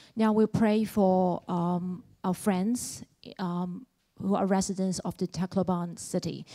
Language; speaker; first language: English; non-native, local second language; Cantonese